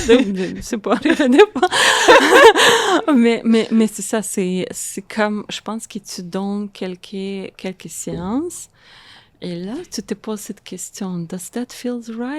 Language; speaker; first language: French; non-native, fluent; Russian